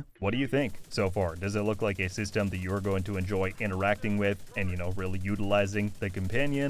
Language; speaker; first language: English; native; English